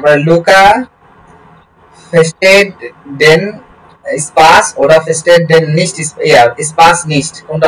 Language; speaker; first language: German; non-native, learner; Bangla